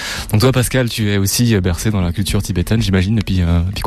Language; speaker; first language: French; native; French